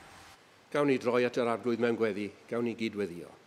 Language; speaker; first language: Welsh; native; Welsh